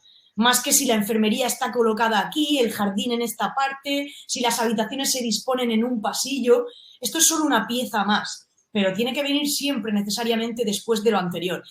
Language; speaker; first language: Spanish; native; Spanish